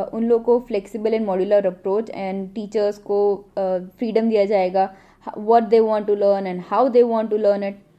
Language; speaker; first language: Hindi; non-native, local second language; Gujarati